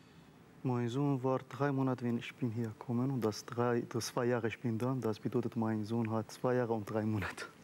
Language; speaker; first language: German; non-native, learner; Arabic